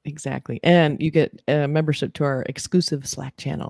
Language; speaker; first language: English; native; English